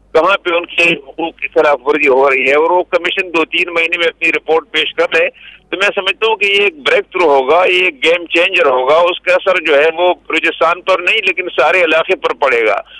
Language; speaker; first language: Urdu; non-native, local second language; Pashto